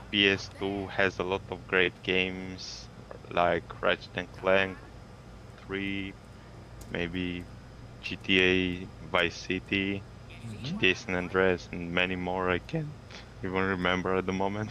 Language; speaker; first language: English; non-native, fluent; Romanian